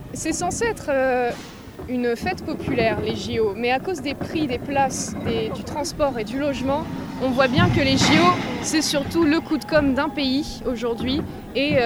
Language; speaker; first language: French; native; French